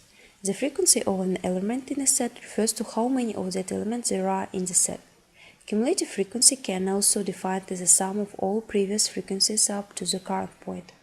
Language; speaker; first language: English; non-native, fluent; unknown